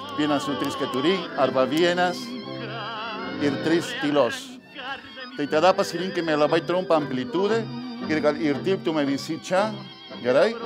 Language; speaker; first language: Lithuanian; non-native, fluent; Spanish